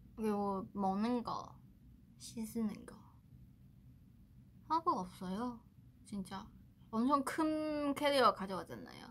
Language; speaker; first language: Korean; non-native, fluent; Chinese